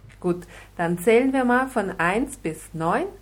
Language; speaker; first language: German; non-native, fluent; Russian